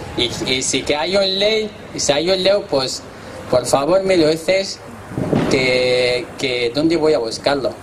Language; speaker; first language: Spanish; non-native, learner; Arabic